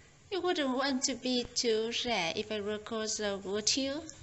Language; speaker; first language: English; non-native, fluent; Vietnamese